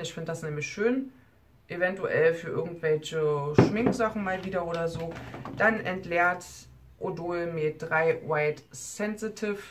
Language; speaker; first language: German; native; German